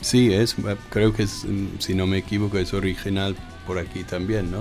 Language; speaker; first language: Spanish; non-native, fluent; English